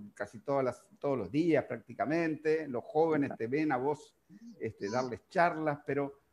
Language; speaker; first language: Spanish; native; Spanish